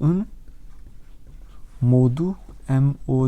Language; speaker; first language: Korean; non-native, fluent; Urdu